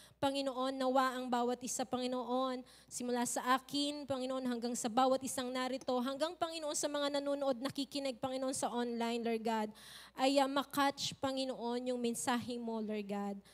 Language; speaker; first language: Filipino; native; Filipino